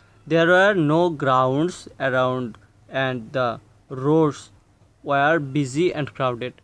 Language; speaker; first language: English; non-native, local second language; Bangla